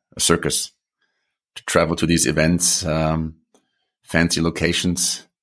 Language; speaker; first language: English; non-native, fluent; German